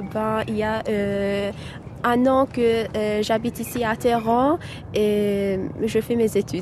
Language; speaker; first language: French; non-native, fluent; Persian